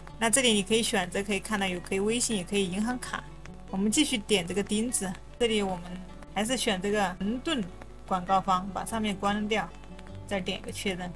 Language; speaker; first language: Chinese; native; Chinese